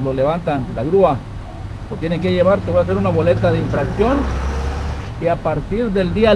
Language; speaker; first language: Spanish; native; Spanish